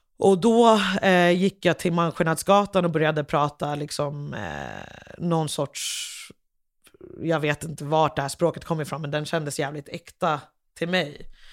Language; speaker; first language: Swedish; early bilingual, other home language; English